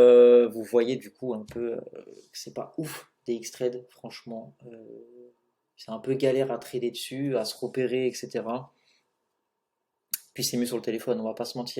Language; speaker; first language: French; native; French